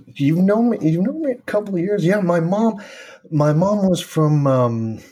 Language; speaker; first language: English; native; English